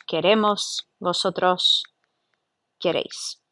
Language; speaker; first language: Spanish; non-native, fluent; English